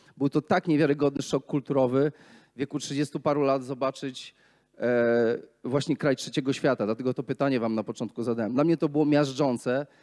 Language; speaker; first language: Polish; native; Polish